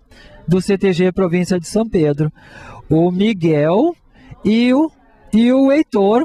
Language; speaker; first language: Portuguese; native; Portuguese